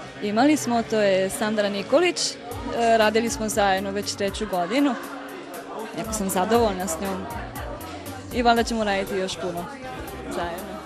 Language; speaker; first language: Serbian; non-native, fluent; Romanian